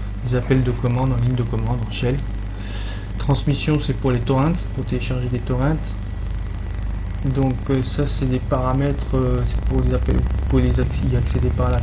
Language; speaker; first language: French; native; French